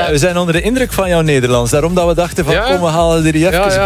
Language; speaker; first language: Dutch; native; Dutch